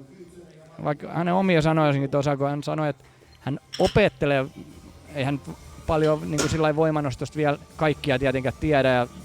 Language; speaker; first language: Finnish; native; Finnish